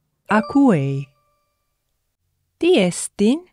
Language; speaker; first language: Greek; non-native, fluent; English